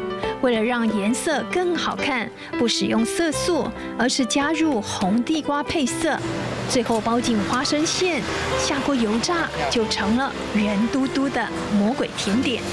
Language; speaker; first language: Chinese; native; Chinese